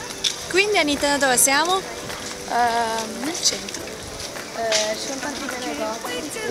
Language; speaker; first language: Italian; non-native, fluent; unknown